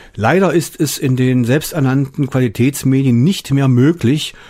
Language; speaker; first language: German; native; German